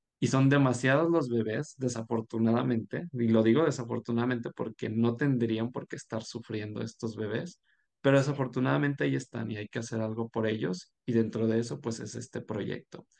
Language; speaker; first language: Spanish; native; Spanish